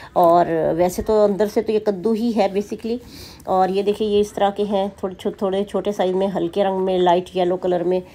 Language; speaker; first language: Urdu; native; Urdu